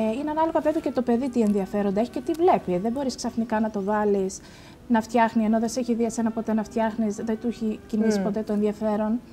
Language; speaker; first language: Greek; early bilingual, other home language; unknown